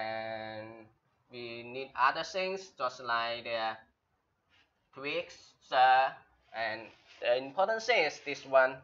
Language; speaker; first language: English; non-native, learner; Chinese